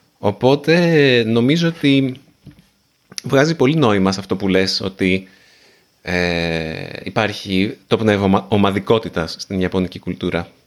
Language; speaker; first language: Greek; native; Greek